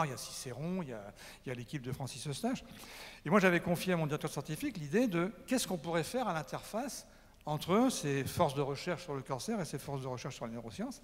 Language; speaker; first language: French; native; French